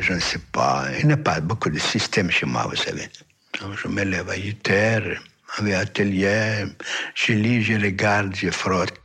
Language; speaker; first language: French; non-native, fluent; Yiddish